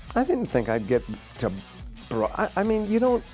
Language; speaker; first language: English; native; English